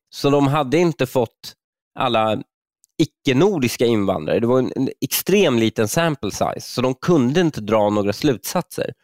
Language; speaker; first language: Swedish; early bilingual, other home language; Persian